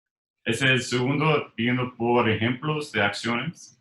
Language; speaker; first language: Spanish; non-native, learner; English